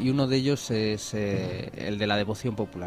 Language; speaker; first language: Spanish; native; Spanish